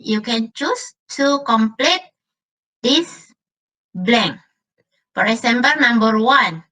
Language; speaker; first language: English; non-native, learner; Indonesian